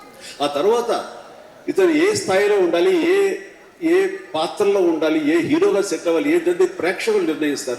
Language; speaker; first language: Telugu; native; Telugu